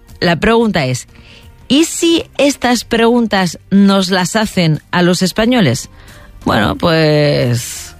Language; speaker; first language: Spanish; native; Spanish